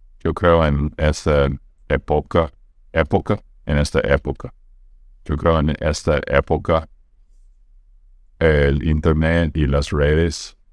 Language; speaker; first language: Spanish; non-native, fluent; English